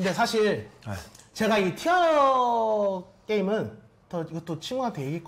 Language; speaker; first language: Korean; native; Korean